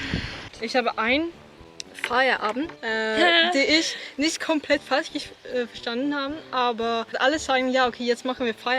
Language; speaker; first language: German; non-native, fluent; Swedish